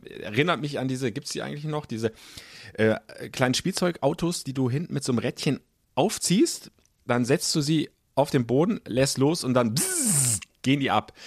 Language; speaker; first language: German; native; German